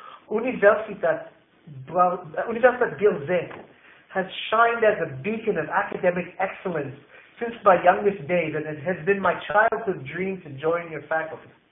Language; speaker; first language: English; native; English